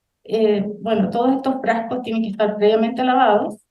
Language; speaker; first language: Spanish; native; Spanish